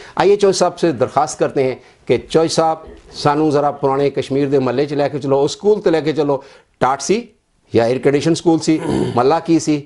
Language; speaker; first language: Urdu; non-native, local second language; Punjabi